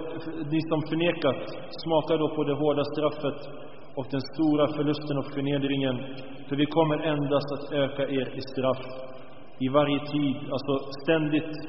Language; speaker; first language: Swedish; early bilingual, other home language; Arabic